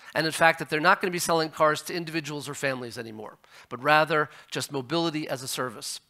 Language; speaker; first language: English; native; English